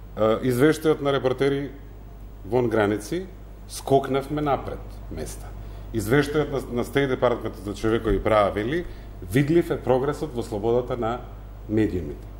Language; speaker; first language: Macedonian; native; Macedonian